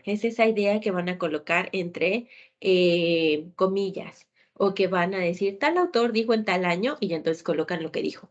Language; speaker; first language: Spanish; native; Spanish